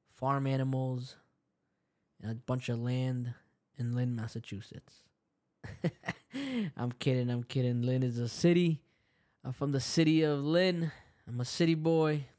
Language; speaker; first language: English; early bilingual, other home language; Spanish